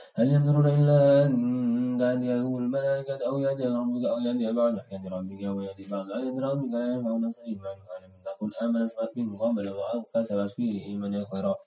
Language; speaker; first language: Arabic; non-native, learner; Indonesian